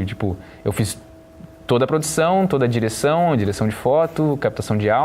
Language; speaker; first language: Portuguese; native; Portuguese